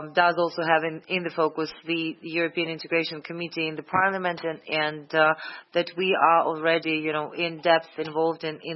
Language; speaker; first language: English; non-native, fluent; Ukrainian